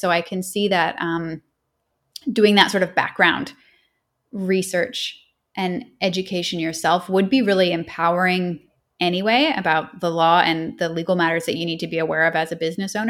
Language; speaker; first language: English; native; English